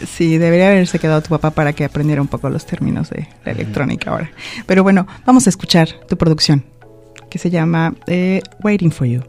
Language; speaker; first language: Spanish; native; Spanish